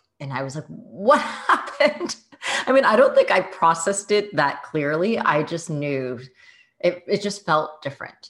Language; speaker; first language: English; early bilingual, other home language; Chinese